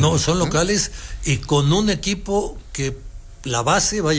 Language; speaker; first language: Spanish; native; Spanish